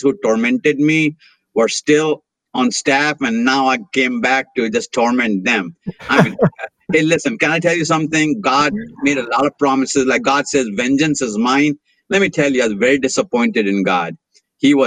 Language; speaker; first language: English; non-native, local second language; Hindi